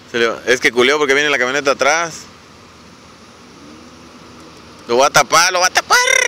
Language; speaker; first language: Spanish; native; Spanish